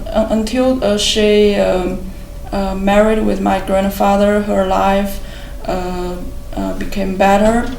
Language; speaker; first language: English; non-native, learner; Chinese